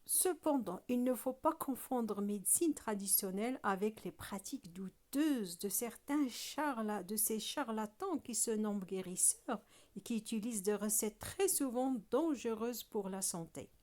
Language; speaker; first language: French; non-native, local second language; Arabic